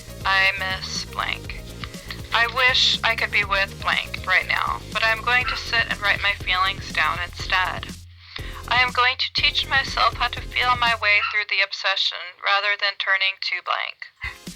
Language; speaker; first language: English; native; English